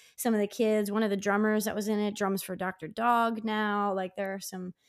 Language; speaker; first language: English; native; English